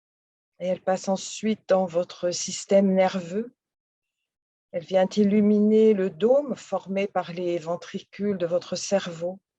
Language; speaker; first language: French; native; French